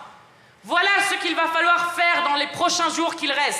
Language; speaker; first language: French; native; French